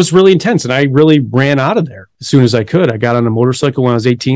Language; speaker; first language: English; native; English